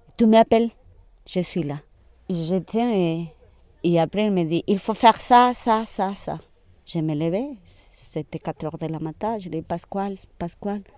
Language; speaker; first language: French; non-native, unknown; Spanish